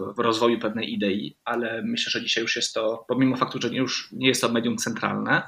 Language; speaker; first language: Polish; early bilingual, heritage; Polish